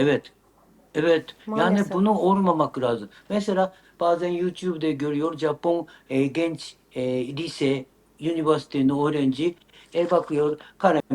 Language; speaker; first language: Turkish; non-native, learner; Japanese